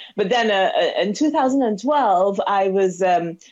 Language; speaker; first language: English; non-native, local second language; Igbo